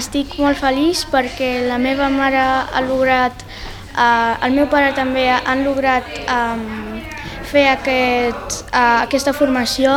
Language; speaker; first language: Catalan; early bilingual, other home language; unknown